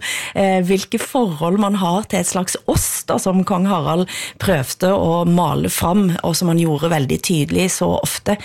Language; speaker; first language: Norwegian; native; Norwegian